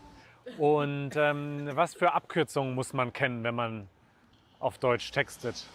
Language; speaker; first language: German; native; German